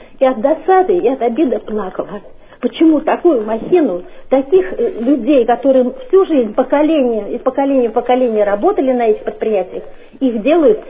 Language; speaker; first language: Russian; native; Russian